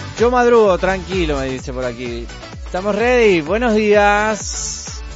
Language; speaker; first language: Spanish; native; Spanish